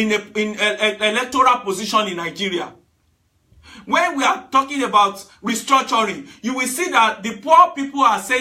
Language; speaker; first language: English; non-native, local second language; Yoruba